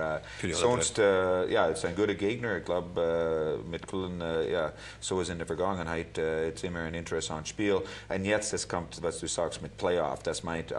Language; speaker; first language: German; non-native, learner; English